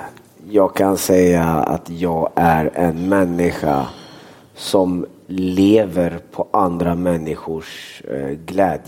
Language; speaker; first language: Swedish; early bilingual, other home language; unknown